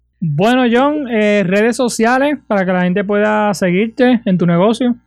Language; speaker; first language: Spanish; native; Spanish